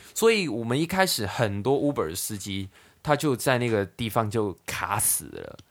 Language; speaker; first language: Chinese; non-native, local second language; Cantonese